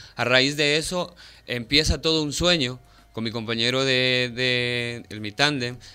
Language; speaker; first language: Spanish; native; Spanish